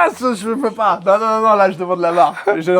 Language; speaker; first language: French; native; French